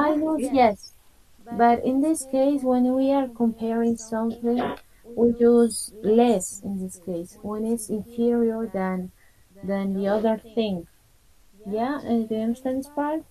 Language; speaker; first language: English; non-native, fluent; Spanish